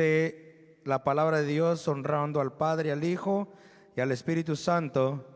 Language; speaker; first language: Spanish; native; Spanish